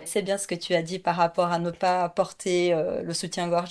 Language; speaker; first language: French; non-native, fluent; Portuguese